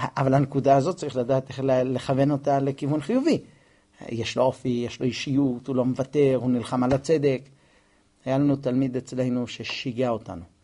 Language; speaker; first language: Hebrew; non-native, fluent; English